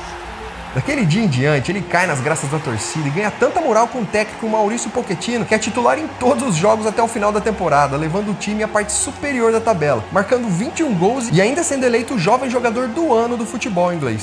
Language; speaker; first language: Portuguese; native; Portuguese